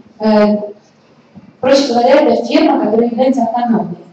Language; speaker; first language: Russian; native; Russian